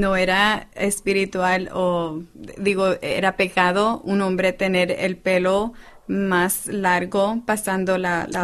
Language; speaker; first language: Spanish; non-native, fluent; English